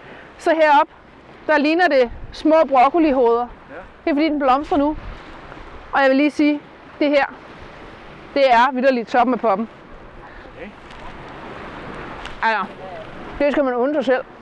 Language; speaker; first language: Danish; native; Danish